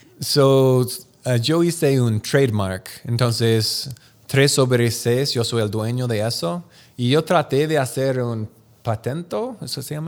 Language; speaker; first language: Spanish; non-native, learner; English